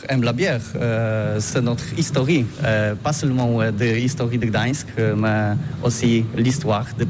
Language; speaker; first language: French; non-native, learner; Polish